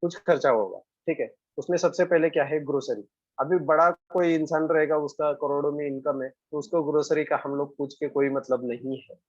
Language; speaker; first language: Hindi; non-native, local second language; Marathi